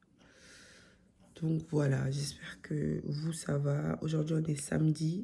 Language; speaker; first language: French; native; French